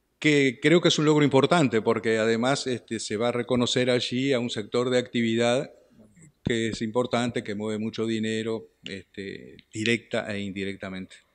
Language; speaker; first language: Spanish; native; Spanish